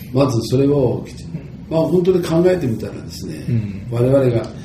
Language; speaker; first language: Japanese; native; Japanese